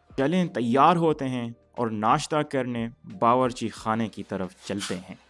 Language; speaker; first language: Urdu; early bilingual, heritage; Urdu